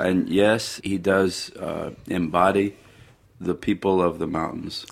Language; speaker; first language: English; native; English